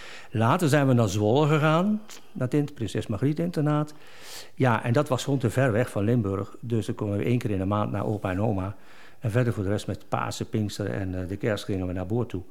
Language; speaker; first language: Dutch; native; Dutch